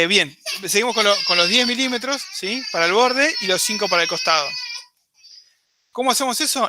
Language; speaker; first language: Spanish; native; Spanish